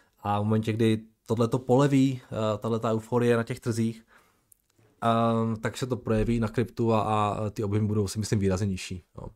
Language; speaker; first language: Czech; native; Czech